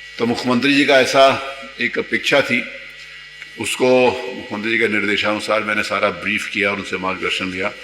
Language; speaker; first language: Hindi; native; Hindi